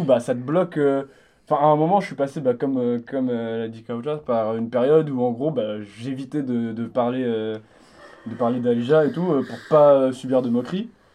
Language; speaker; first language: French; early bilingual, other home language; Arabic